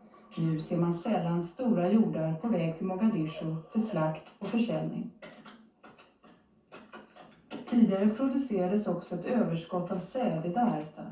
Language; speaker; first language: Swedish; native; Swedish